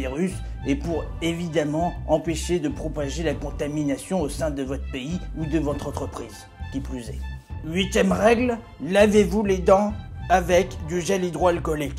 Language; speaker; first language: French; native; French